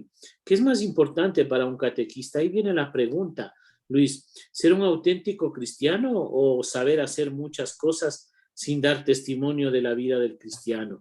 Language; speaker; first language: Spanish; native; Spanish